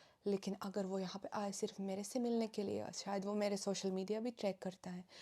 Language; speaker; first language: Hindi; non-native, fluent; Russian